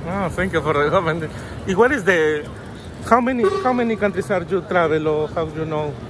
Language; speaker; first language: English; non-native, learner; Spanish